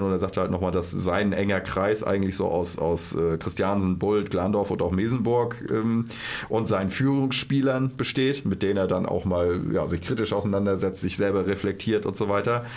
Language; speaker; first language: German; native; German